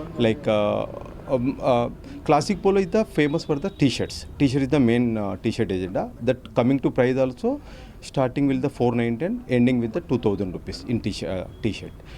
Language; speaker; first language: English; non-native, local second language; Telugu